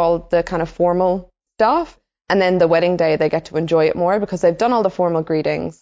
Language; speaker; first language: English; native; English